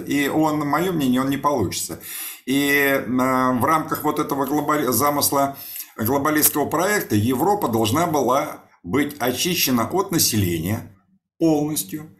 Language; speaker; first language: Russian; native; Russian